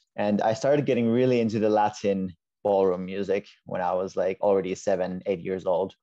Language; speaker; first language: English; non-native, fluent; Finnish